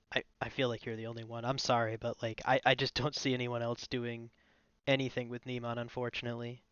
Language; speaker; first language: English; native; English